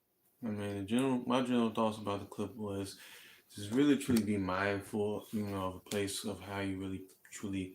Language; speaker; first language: English; native; English